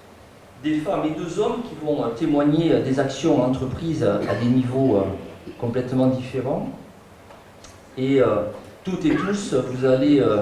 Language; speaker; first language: French; native; French